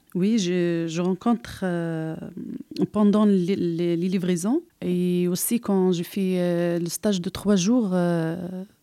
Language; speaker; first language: French; non-native, local second language; Arabic